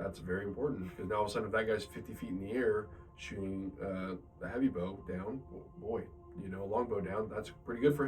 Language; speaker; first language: English; native; English